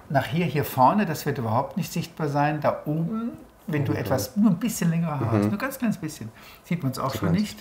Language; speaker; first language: German; native; German